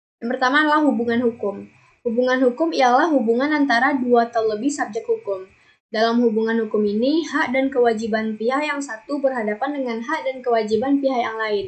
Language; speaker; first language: Indonesian; native; Indonesian